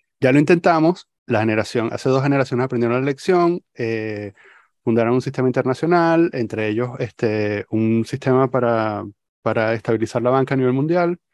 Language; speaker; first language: Spanish; native; Spanish